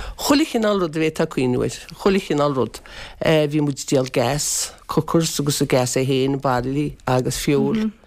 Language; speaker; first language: Irish; native; Irish